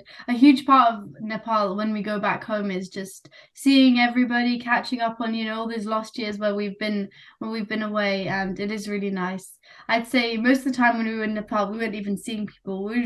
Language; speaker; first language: English; non-native, local second language; Nepali